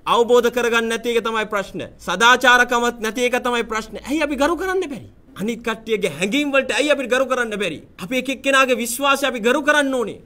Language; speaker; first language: Sinhala; non-native, local second language; Tamil